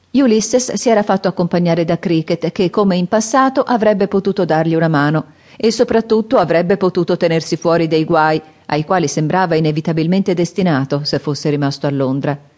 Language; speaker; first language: Italian; native; Italian